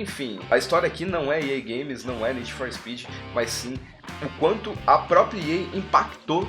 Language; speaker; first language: Portuguese; native; Portuguese